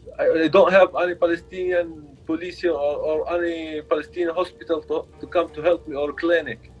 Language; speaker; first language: English; non-native, learner; Arabic